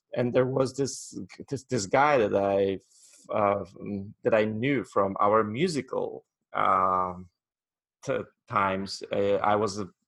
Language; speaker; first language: English; non-native, fluent; Polish